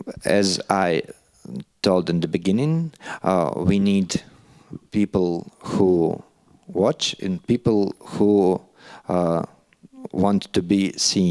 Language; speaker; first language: English; non-native, learner; Russian